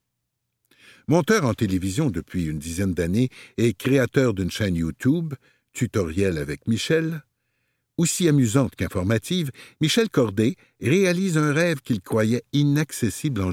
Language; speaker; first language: French; native; French